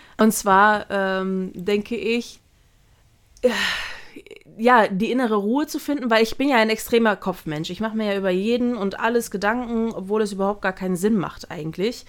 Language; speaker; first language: German; early bilingual, other home language; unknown